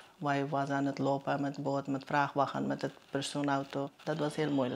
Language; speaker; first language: Dutch; non-native, learner; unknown